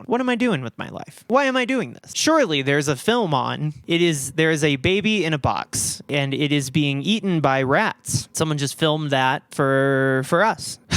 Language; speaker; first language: English; native; English